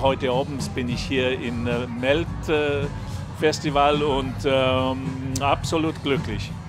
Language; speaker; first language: German; non-native, local second language; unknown